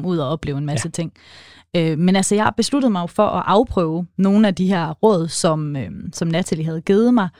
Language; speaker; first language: Danish; native; Danish